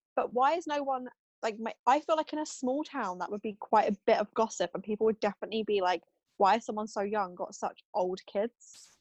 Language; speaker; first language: English; non-native, fluent; German